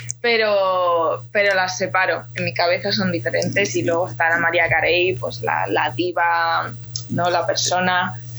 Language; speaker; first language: Spanish; early bilingual, other home language; Ukrainian